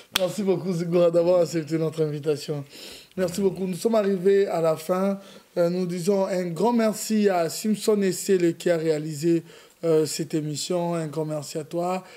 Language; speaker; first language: French; non-native, local second language; Lingala